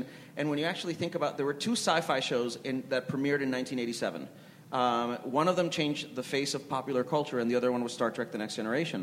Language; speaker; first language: English; non-native, fluent; Spanish